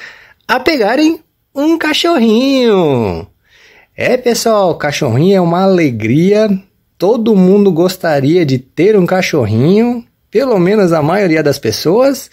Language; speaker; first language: Portuguese; native; Portuguese